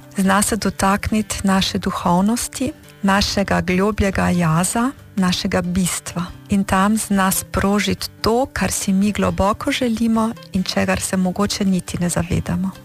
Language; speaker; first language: Slovenian; early bilingual, heritage; Slovenian